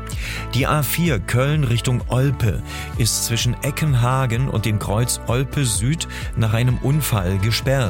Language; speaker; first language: German; native; German